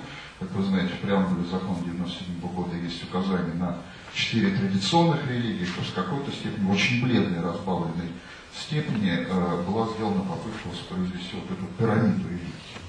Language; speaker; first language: Russian; native; Russian